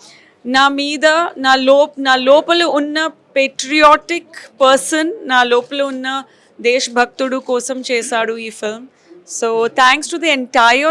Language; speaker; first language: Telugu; non-native, learner; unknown